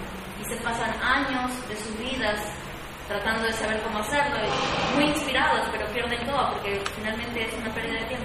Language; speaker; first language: Spanish; native; Spanish